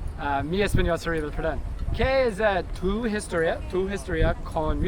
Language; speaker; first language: Spanish; non-native, learner; English